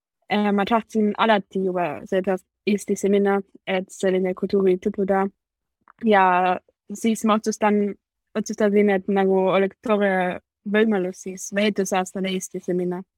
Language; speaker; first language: Estonian; non-native, learner; German